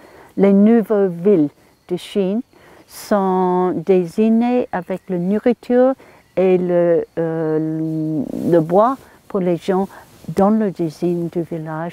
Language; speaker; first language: French; non-native, learner; English